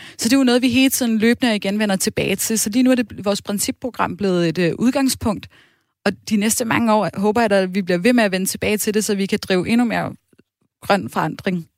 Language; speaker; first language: Danish; native; Danish